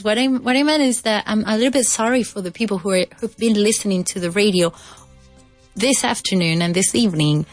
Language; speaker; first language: English; non-native, fluent; Spanish